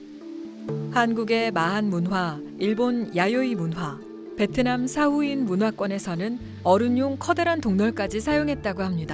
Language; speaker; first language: Korean; native; Korean